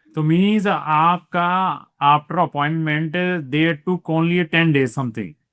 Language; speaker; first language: Hindi; non-native, local second language; Punjabi